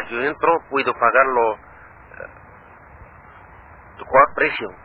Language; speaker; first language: Spanish; non-native, learner; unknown